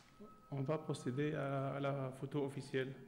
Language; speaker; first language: French; non-native, local second language; Arabic